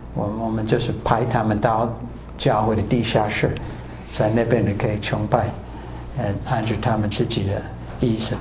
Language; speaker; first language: Chinese; non-native, fluent; English